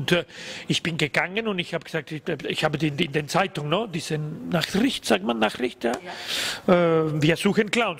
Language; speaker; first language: German; non-native, learner; Spanish